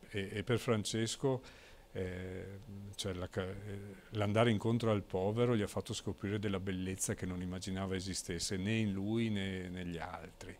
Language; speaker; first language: Italian; native; Italian